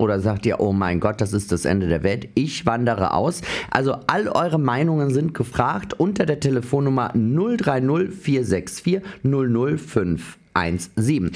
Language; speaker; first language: German; native; German